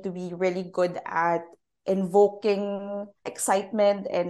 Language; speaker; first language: English; non-native, local second language; Filipino